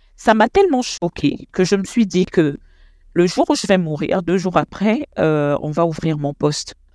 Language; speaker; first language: French; non-native, local second language; Lingala